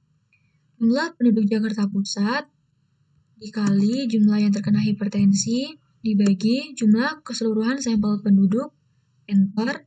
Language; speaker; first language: Indonesian; native; Indonesian